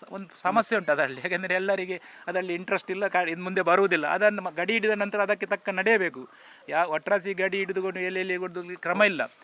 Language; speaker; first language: Kannada; native; Kannada